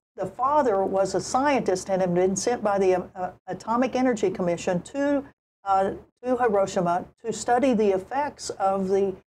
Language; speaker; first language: English; native; English